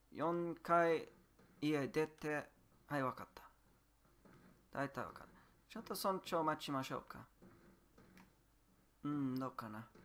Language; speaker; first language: Japanese; non-native, learner; English